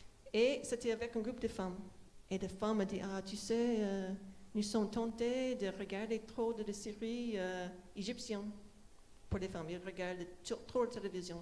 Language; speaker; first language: French; non-native, fluent; English